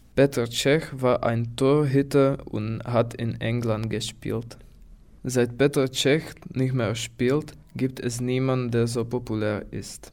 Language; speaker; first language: German; non-native, learner; Czech